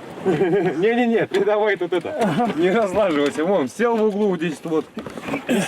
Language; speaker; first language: Russian; native; Russian